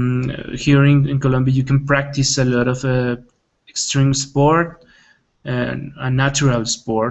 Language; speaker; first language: English; non-native, learner; Spanish